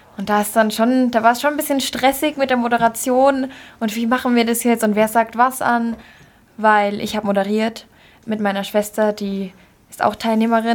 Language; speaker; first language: German; native; German